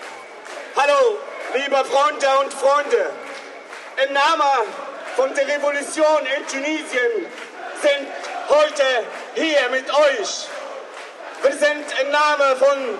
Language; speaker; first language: German; non-native, learner; Arabic